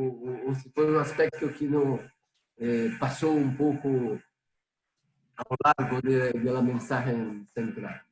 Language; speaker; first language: Spanish; non-native, fluent; Portuguese